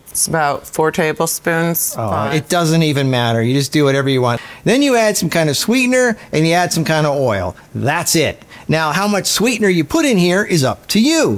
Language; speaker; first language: English; native; English